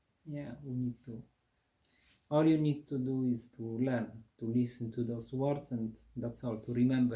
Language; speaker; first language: English; non-native, fluent; Polish